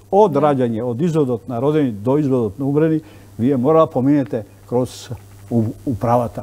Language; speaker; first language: Macedonian; native; Macedonian